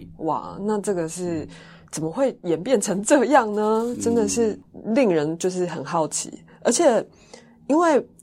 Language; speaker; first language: Chinese; native; Chinese